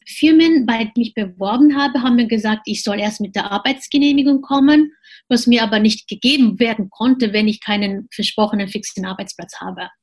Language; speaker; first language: German; non-native, fluent; Japanese